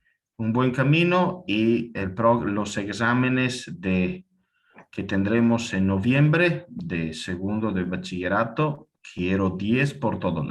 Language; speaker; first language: Spanish; non-native, fluent; Italian